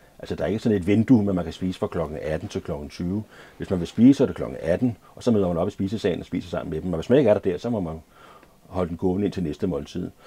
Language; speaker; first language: Danish; native; Danish